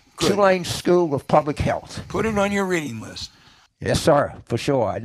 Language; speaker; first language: English; native; English